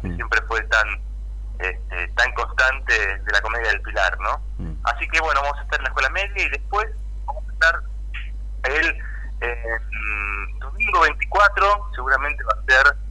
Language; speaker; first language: Spanish; native; Spanish